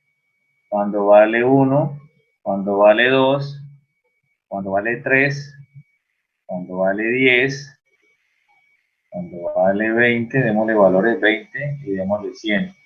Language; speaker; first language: Spanish; native; Spanish